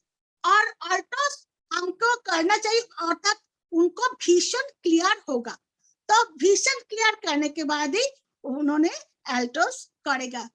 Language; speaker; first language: Hindi; non-native, local second language; Bangla